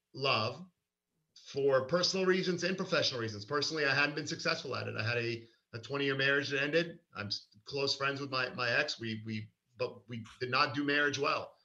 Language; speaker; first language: English; early bilingual, other home language; Hebrew